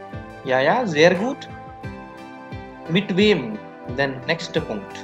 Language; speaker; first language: German; non-native, learner; Punjabi